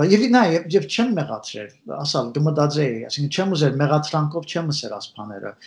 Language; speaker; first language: Armenian; early bilingual, heritage; Armenian